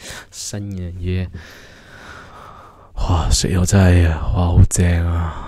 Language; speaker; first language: Cantonese; early bilingual, heritage; Cantonese